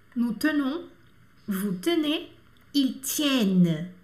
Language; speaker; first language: French; non-native, fluent; Portuguese